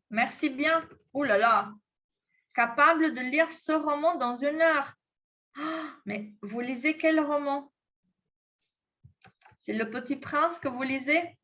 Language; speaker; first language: French; non-native, fluent; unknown